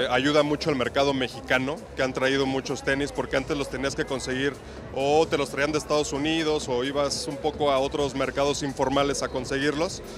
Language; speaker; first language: Spanish; native; Spanish